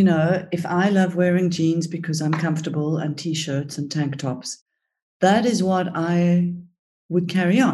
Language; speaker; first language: English; early bilingual, other home language; Greek